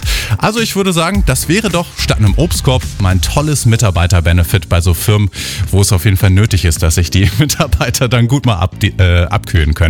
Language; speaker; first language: German; native; German